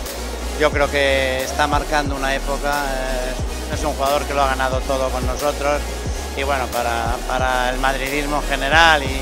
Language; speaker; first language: Spanish; native; Spanish